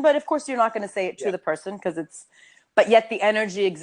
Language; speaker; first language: English; early bilingual, other home language; Urdu